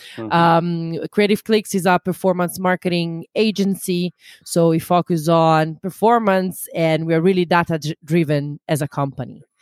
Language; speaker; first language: English; non-native, fluent; Italian